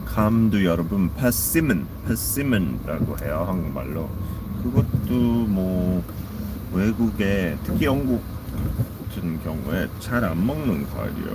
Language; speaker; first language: Korean; non-native, fluent; English